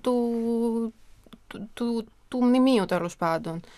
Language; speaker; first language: Greek; early bilingual, other home language; Armenian